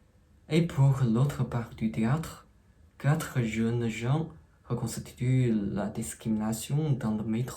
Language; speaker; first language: French; non-native, fluent; Chinese